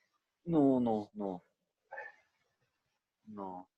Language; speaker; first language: French; non-native, learner; Portuguese